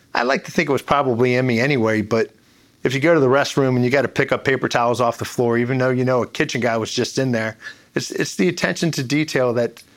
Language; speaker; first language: English; native; English